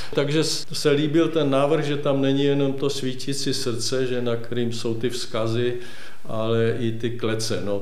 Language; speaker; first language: Czech; native; Czech